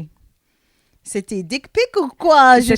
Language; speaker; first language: French; non-native, learner; English